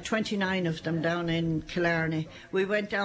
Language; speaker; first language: English; native; English